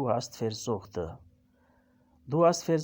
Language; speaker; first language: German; non-native, learner; Urdu